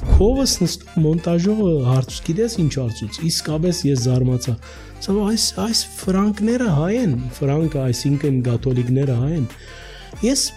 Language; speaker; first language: Armenian; early bilingual, heritage; Armenian